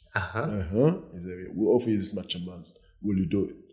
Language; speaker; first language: English; non-native, fluent; Wolof